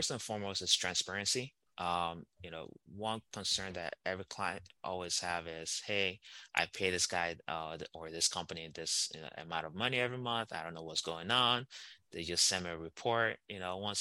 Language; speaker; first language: English; non-native, local second language; Igbo